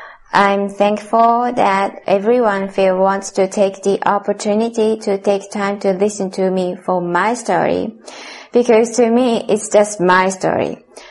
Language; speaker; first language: English; non-native, fluent; Japanese